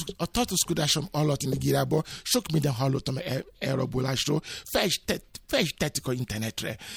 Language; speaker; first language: Hungarian; non-native, fluent; Yoruba